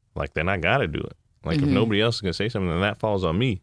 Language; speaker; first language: English; native; English